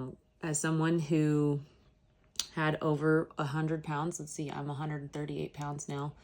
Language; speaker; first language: English; native; English